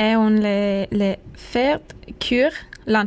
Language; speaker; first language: French; non-native, learner; Turkish